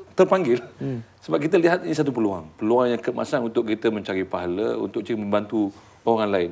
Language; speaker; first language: Malay; native; Malay